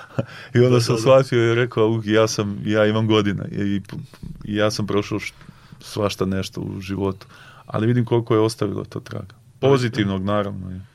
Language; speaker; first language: Serbian; native; Serbian